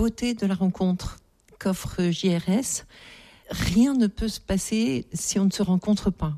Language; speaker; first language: French; native; French